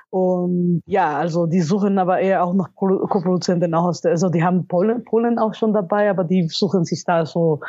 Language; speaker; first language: German; non-native, fluent; Spanish